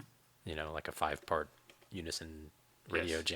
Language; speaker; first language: English; native; English